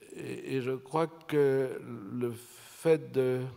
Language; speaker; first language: French; native; French